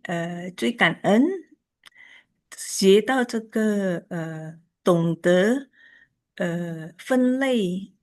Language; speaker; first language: Chinese; early bilingual, heritage; Chinese